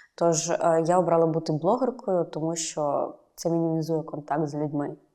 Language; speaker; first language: Ukrainian; native; Ukrainian